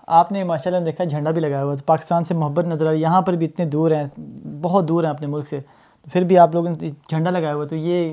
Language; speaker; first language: Urdu; native; Urdu